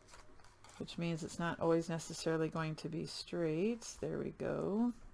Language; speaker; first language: English; native; English